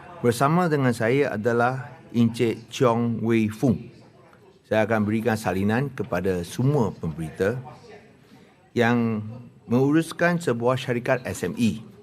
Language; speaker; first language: Malay; non-native, local second language; Chinese